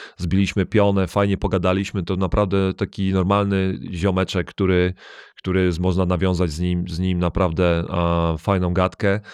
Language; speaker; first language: Polish; native; Polish